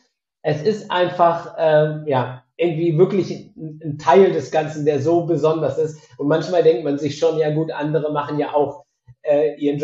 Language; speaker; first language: German; native; German